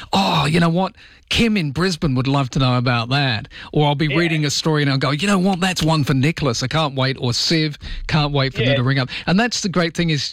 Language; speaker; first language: English; native; English